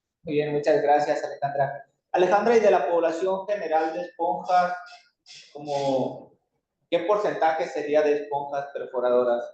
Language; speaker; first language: Spanish; native; Spanish